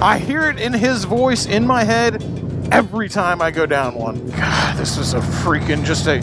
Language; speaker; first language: English; native; English